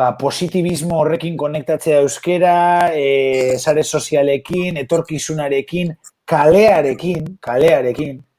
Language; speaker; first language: Basque; non-native, local second language; Spanish